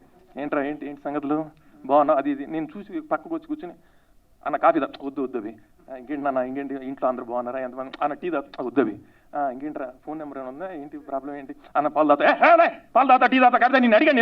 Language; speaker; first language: Telugu; native; Telugu